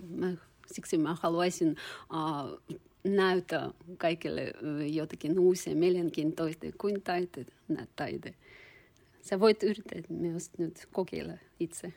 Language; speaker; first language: Finnish; non-native, learner; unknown